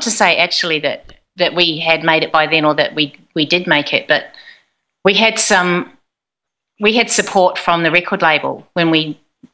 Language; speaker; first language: English; native; English